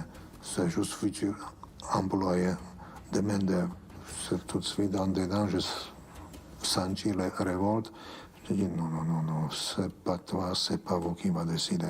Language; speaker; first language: French; non-native, fluent; Slovak